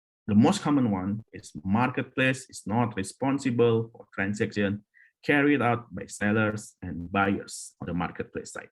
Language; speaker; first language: English; non-native, fluent; Indonesian